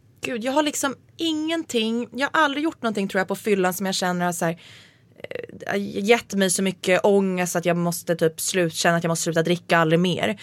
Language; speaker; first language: Swedish; native; Swedish